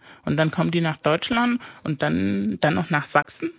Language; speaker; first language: German; non-native, fluent; Spanish